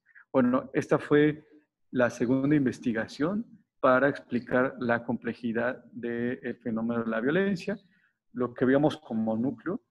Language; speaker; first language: Spanish; native; Spanish